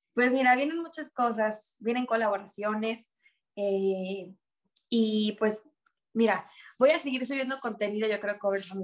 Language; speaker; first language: Spanish; native; Spanish